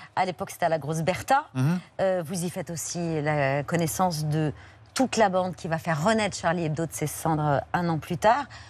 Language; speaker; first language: French; native; French